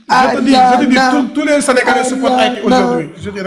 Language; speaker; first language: French; non-native, local second language; Wolof